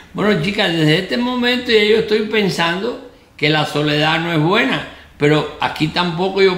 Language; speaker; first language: Spanish; native; Spanish